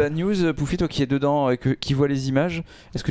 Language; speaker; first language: French; native; French